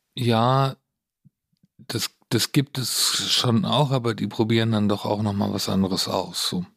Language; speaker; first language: German; native; German